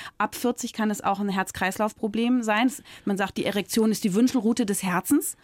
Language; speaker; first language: German; native; German